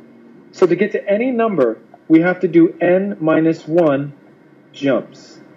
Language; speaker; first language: English; native; English